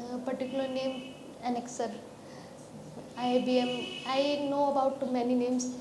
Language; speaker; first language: English; non-native, learner; Hindi